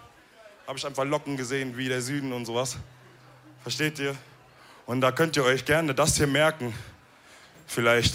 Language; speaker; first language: German; early bilingual, other home language; Wolof